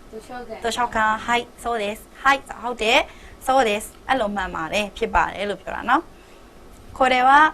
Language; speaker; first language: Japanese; non-native, fluent; Burmese